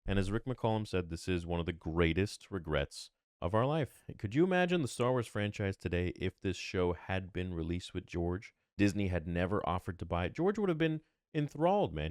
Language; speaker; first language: English; native; English